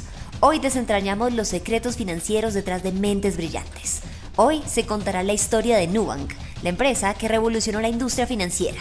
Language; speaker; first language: Spanish; native; Spanish